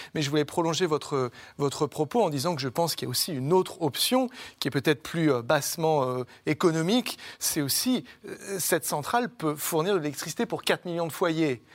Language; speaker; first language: French; native; French